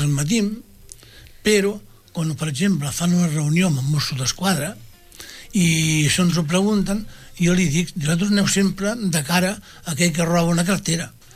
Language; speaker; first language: Catalan; native; Catalan